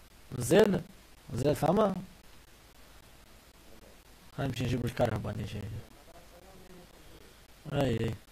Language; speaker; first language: Arabic; native; Arabic